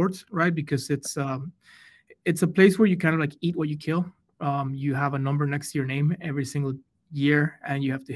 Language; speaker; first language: English; non-native, fluent; Spanish